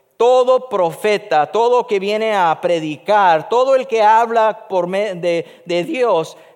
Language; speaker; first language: Spanish; native; Spanish